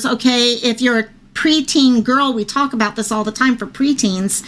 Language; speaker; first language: English; native; English